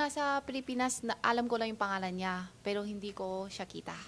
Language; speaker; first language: Filipino; non-native, learner; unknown